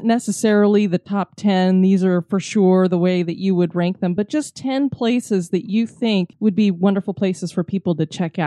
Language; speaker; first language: English; native; English